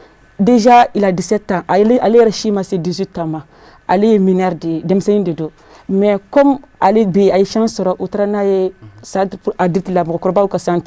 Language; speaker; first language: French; non-native, local second language; Bambara